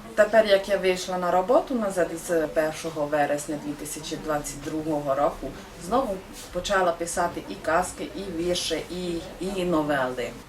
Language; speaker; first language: Ukrainian; non-native, local second language; Hungarian